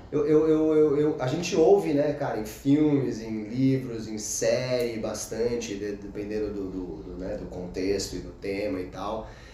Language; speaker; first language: Portuguese; native; Portuguese